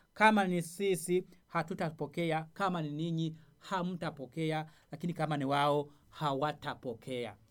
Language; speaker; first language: Swahili; non-native, local second language; Rundi